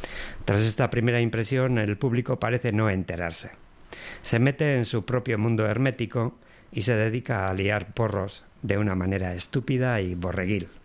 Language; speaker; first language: Spanish; non-native, local second language; Basque